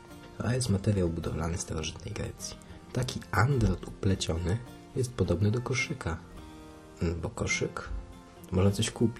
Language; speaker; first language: Polish; native; Polish